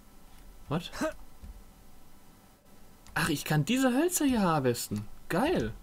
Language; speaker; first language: German; native; German